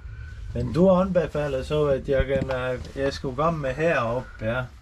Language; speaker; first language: Danish; non-native, learner; Estonian